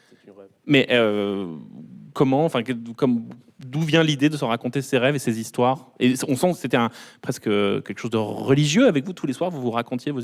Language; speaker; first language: French; native; French